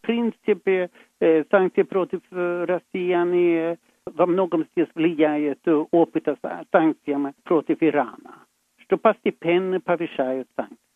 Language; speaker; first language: Russian; non-native, fluent; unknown